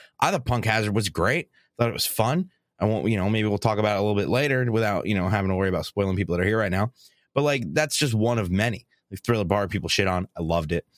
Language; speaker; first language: English; native; English